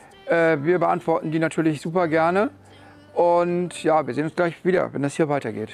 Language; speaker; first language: German; native; German